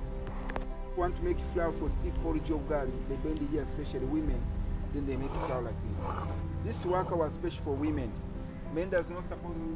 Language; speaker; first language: English; non-native, local second language; Swahili